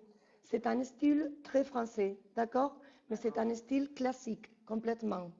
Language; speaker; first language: French; non-native, fluent; Spanish